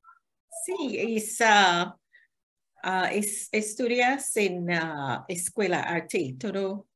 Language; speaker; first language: Spanish; non-native, learner; English